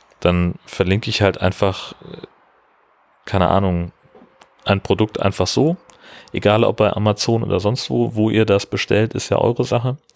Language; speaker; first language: German; native; German